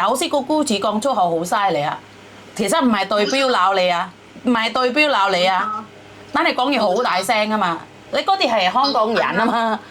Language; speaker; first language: Cantonese; non-native, fluent; Indonesian